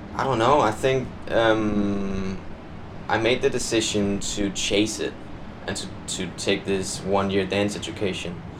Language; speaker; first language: English; non-native, fluent; Danish